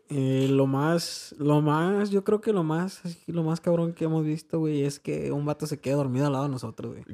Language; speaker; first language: Spanish; early bilingual, heritage; Spanish